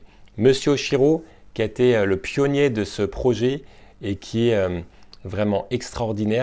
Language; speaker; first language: French; native; French